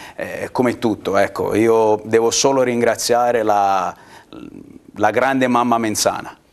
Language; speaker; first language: Italian; native; Italian